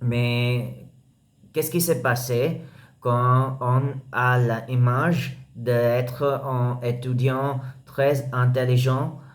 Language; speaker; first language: French; non-native, learner; English